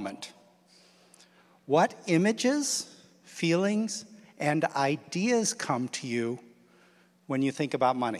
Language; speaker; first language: English; native; English